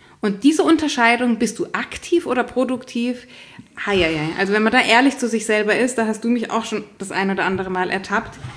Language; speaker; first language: German; native; German